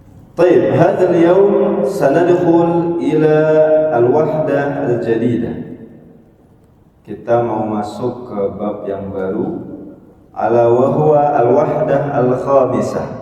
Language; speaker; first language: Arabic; non-native, fluent; Indonesian